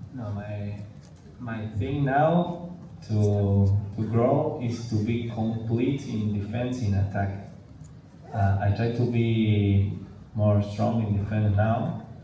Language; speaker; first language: English; non-native, learner; Spanish